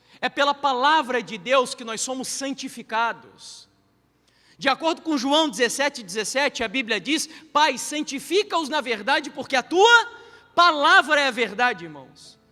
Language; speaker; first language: Portuguese; native; Portuguese